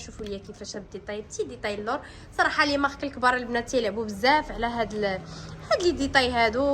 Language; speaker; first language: Arabic; native; Arabic